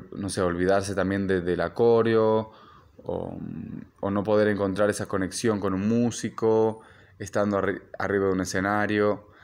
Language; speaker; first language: Spanish; native; Spanish